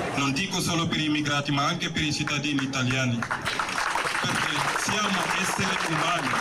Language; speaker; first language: Italian; non-native, fluent; Wolof